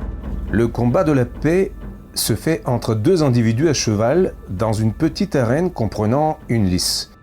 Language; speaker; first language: French; native; French